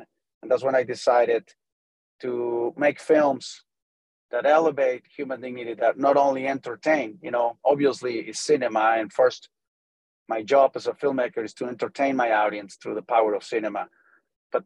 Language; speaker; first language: English; non-native, fluent; Spanish